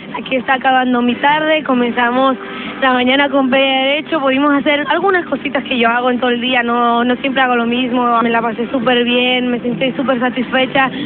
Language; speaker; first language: Spanish; non-native, fluent; Romanian